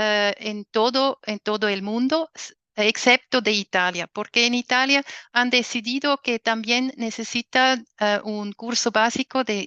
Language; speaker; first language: Spanish; non-native, fluent; German